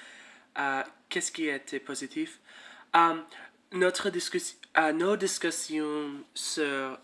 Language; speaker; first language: French; non-native, learner; English